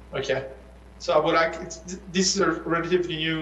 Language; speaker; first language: English; early bilingual, other home language; Persian